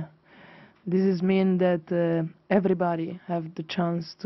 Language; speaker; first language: English; non-native, fluent; Italian